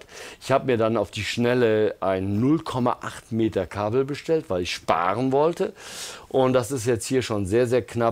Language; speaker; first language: German; native; German